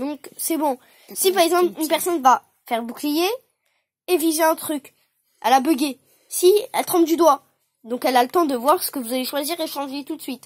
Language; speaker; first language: French; native; French